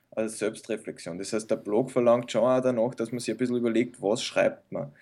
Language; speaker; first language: German; early bilingual, other home language; Bosnian